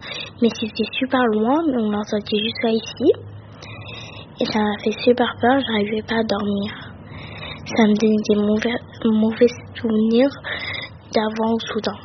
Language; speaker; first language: French; early bilingual, other home language; Arabic